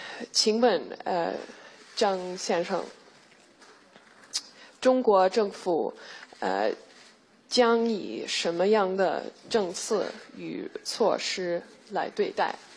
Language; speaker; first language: Chinese; non-native, fluent; English